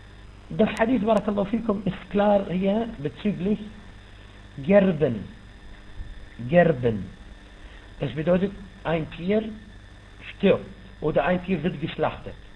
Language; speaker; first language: German; non-native, fluent; Arabic